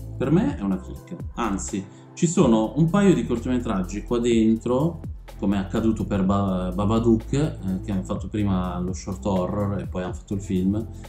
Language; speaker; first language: Italian; early bilingual, other home language; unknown